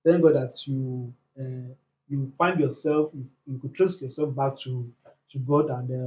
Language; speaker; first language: English; non-native, local second language; Yoruba